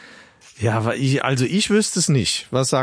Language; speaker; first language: German; native; German